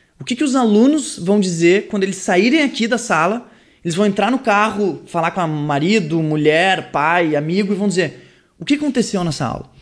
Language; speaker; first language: Portuguese; early bilingual, other home language; French